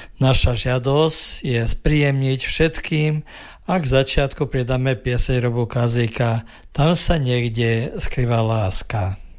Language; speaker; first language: Slovak; early bilingual, heritage; Slovak